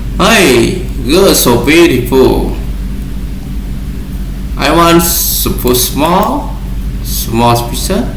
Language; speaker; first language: English; non-native, learner; Vietnamese